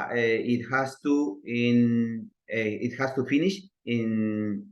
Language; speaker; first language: English; non-native, learner; Spanish